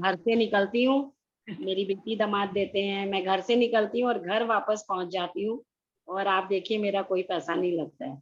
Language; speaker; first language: Hindi; native; Hindi